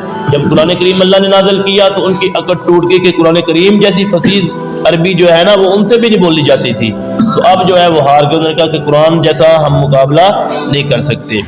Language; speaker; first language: Urdu; native; Urdu